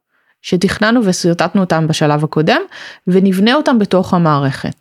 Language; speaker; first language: Hebrew; native; Hebrew